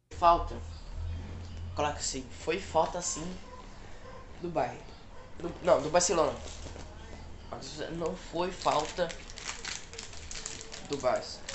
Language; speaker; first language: Portuguese; native; Portuguese